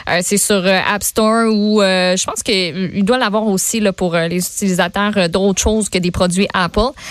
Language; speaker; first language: French; native; French